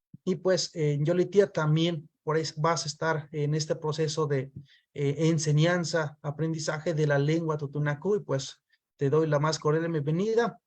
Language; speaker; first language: Spanish; non-native, local second language; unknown